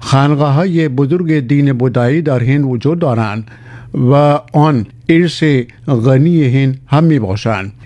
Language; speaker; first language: Persian; non-native, fluent; Urdu